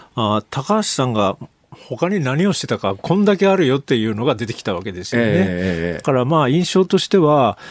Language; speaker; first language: Japanese; native; Japanese